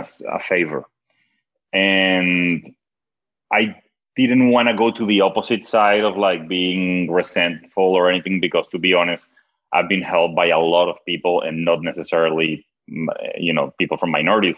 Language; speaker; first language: English; non-native, fluent; Spanish